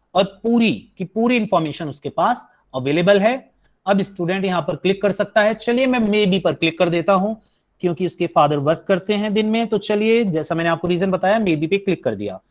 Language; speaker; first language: Hindi; native; Hindi